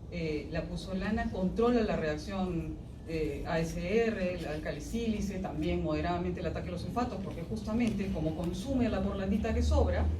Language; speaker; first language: Spanish; native; Spanish